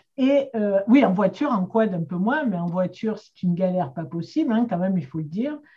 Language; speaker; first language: French; native; French